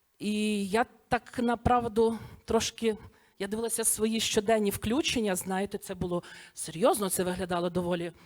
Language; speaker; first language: Ukrainian; native; Ukrainian